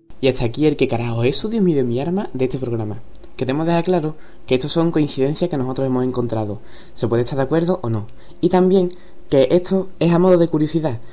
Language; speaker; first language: Spanish; native; Spanish